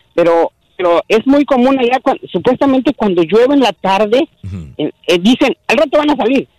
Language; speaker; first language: Spanish; native; Spanish